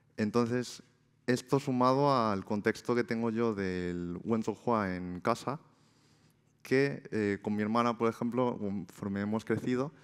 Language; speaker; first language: Spanish; native; Spanish